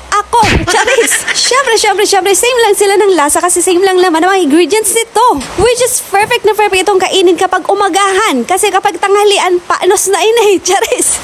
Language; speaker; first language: Filipino; non-native, local second language; Bikol